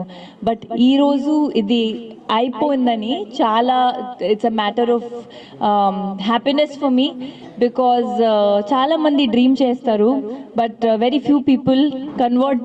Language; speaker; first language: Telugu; non-native, local second language; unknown